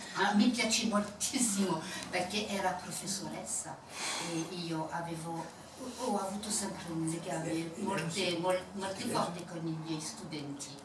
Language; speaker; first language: Italian; non-native, fluent; French